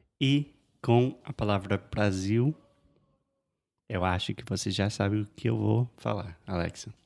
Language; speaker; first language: Portuguese; non-native, fluent; English